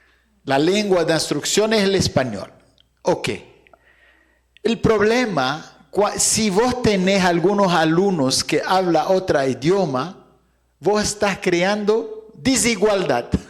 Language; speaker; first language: Spanish; non-native, fluent; Arabic